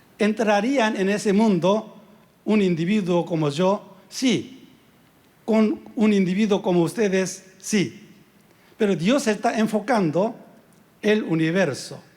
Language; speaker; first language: Spanish; non-native, fluent; Korean